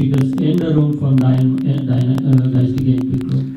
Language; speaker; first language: German; non-native, fluent; Sinhala